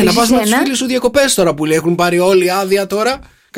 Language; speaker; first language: Greek; native; Greek